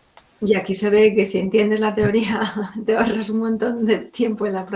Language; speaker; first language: Spanish; native; Spanish